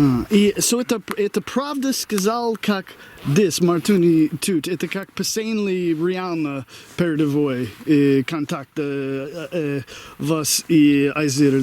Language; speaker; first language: Russian; non-native, learner; English